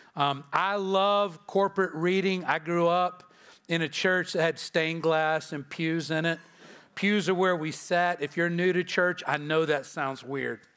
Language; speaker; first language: English; native; English